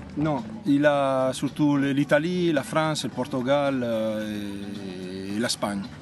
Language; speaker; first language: French; non-native, fluent; Italian